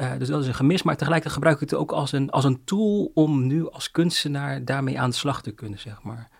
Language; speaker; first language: Dutch; early bilingual, other home language; Cantonese